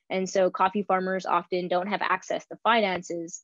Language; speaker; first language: English; native; English